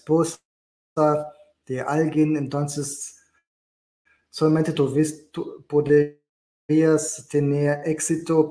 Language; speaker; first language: Spanish; non-native, fluent; German